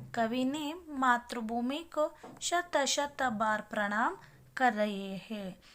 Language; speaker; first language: Hindi; non-native, local second language; Kannada